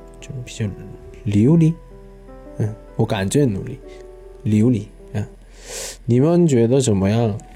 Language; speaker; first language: Chinese; non-native, learner; Korean